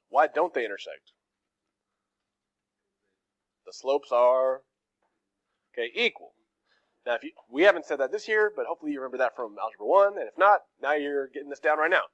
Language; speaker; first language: English; native; English